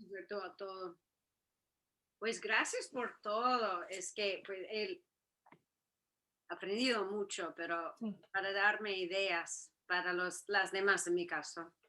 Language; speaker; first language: Spanish; non-native, fluent; English